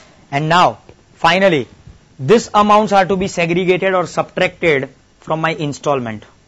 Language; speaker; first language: English; non-native, local second language; Gujarati